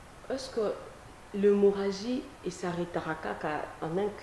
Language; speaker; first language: French; non-native, local second language; Lingala